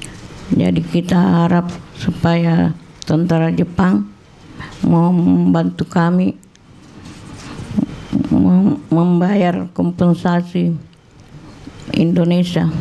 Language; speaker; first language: Indonesian; non-native, local second language; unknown